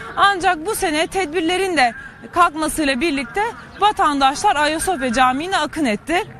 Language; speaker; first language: Turkish; native; Turkish